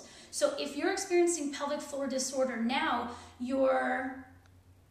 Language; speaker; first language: English; native; English